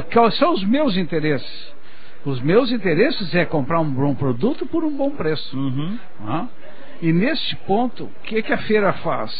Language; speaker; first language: Portuguese; native; Portuguese